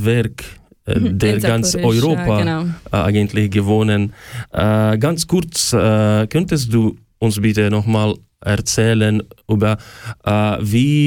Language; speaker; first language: German; non-native, learner; Ukrainian